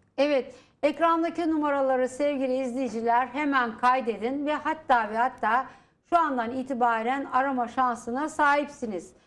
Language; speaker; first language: Turkish; native; Turkish